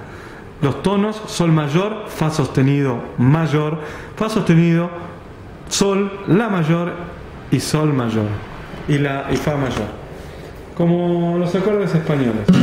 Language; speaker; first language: Spanish; native; Spanish